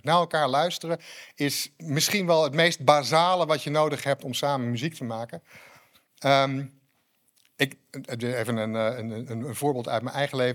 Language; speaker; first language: Dutch; native; Dutch